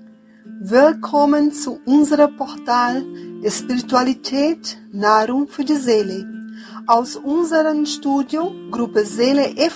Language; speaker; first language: German; non-native, fluent; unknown